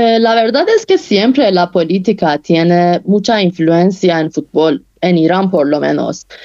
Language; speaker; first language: Spanish; non-native, fluent; Persian